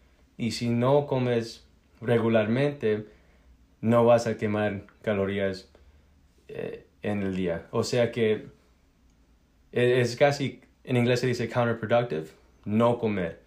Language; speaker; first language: Spanish; early bilingual, heritage; Spanish